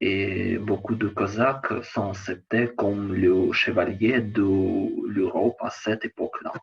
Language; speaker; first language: French; non-native, learner; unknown